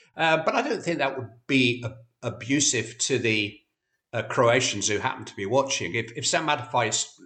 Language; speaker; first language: English; native; English